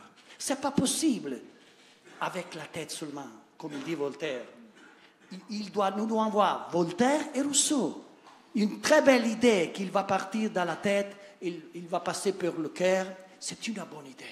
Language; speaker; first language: French; non-native, learner; Italian